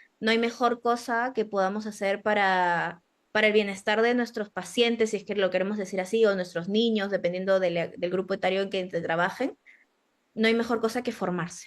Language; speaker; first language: Spanish; native; Spanish